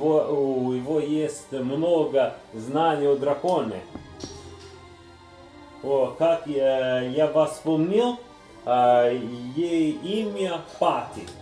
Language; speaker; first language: Russian; non-native, learner; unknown